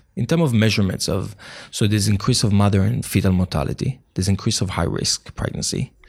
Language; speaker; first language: English; non-native, fluent; Hebrew